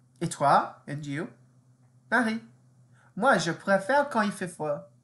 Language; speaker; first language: French; non-native, fluent; English